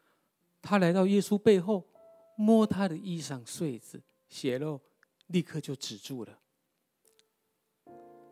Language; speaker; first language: Chinese; native; Chinese